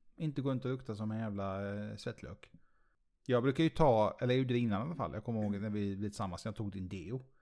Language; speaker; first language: Swedish; native; Swedish